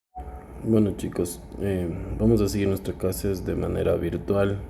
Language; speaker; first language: Spanish; native; Spanish